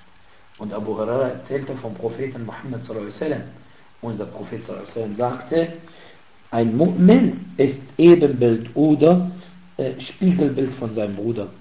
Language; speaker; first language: German; non-native, fluent; Arabic